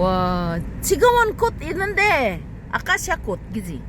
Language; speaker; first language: Korean; non-native, learner; Filipino